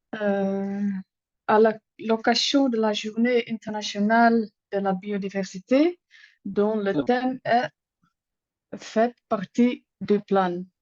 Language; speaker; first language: French; non-native, learner; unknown